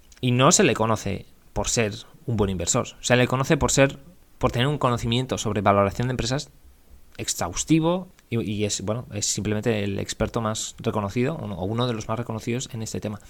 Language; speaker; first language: Spanish; native; Spanish